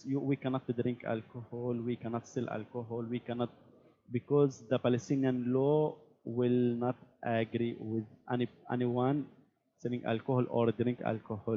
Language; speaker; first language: English; non-native, learner; Arabic